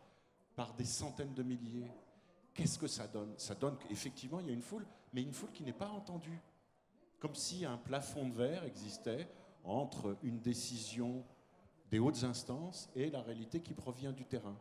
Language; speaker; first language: French; native; French